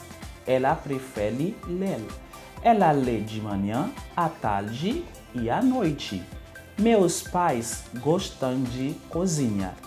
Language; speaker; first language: Portuguese; non-native, learner; Haitian Creole